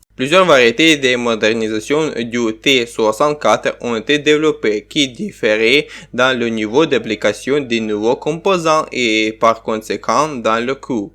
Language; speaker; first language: French; non-native, learner; Ukrainian